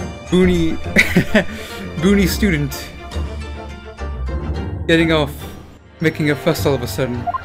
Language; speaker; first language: English; native; English